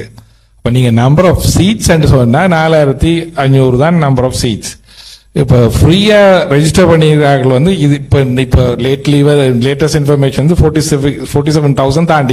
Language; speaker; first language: Tamil; native; Tamil